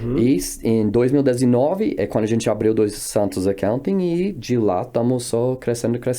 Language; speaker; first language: Portuguese; non-native, fluent; English